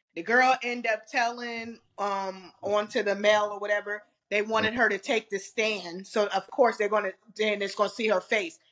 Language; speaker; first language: English; native; English